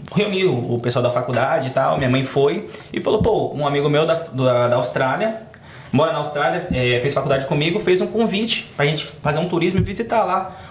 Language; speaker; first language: Portuguese; native; Portuguese